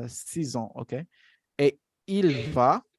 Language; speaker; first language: French; non-native, fluent; Portuguese